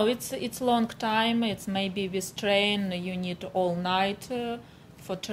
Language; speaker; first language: English; non-native, learner; Ukrainian